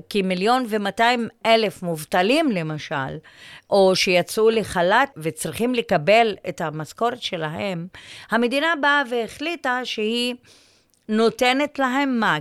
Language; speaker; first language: Hebrew; non-native, local second language; Arabic